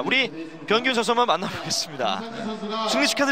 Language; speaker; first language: Korean; native; Korean